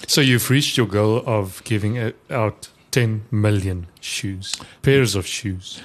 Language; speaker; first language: English; non-native, local second language; Afrikaans